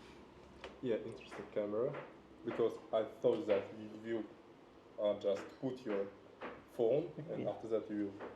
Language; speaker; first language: English; non-native, learner; Russian